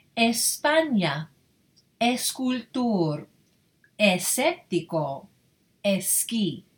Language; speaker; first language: Spanish; non-native, fluent; English